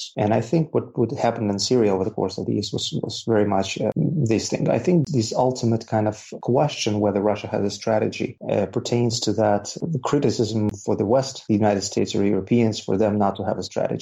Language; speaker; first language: English; non-native, fluent; Russian